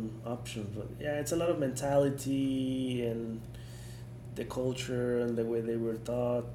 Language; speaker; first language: English; non-native, fluent; Spanish